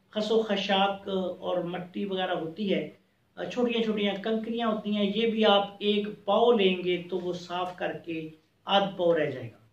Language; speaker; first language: Urdu; non-native, local second language; Punjabi